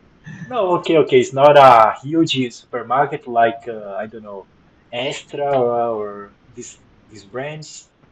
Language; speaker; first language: English; non-native, fluent; Portuguese